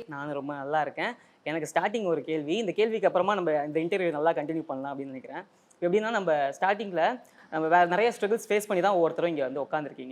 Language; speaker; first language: Tamil; native; Tamil